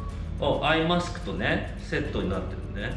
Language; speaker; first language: Japanese; native; Japanese